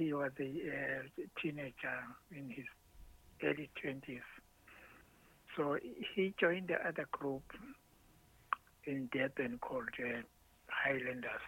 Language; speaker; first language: English; non-native, local second language; Zulu